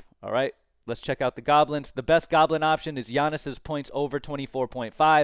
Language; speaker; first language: English; native; English